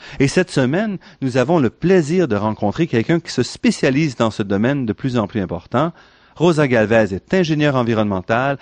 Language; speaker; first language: French; native; French